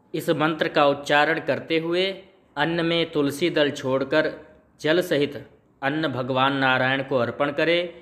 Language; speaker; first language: Hindi; native; Hindi